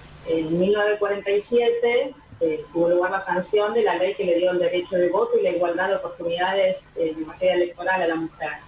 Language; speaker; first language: Spanish; native; Spanish